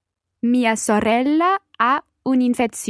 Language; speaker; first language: Italian; non-native, learner; English